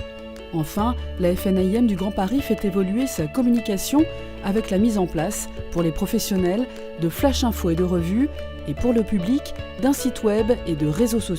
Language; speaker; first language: French; native; French